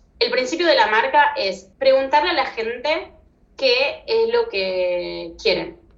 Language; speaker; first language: Spanish; native; Spanish